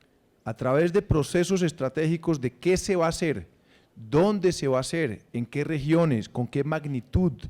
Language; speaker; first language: Spanish; native; Spanish